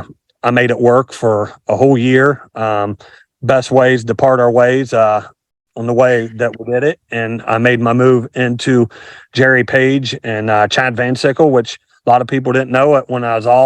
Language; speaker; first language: English; native; English